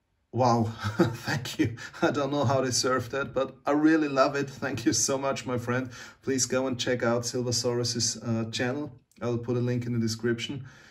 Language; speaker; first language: English; non-native, fluent; German